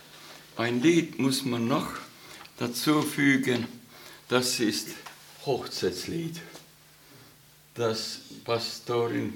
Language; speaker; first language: German; non-native, learner; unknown